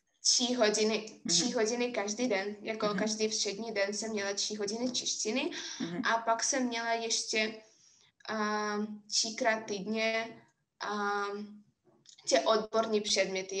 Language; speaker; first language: Czech; non-native, fluent; Russian